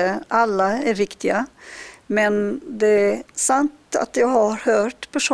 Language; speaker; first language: Swedish; non-native, fluent; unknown